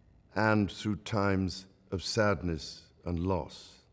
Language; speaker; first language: English; native; English